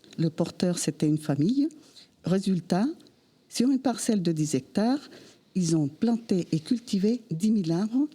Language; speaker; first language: French; non-native, fluent; Spanish